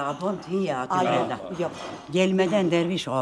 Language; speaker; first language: Turkish; non-native, learner; Albanian